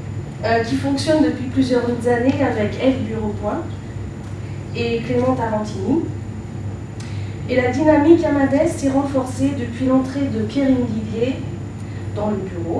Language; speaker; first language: French; native; French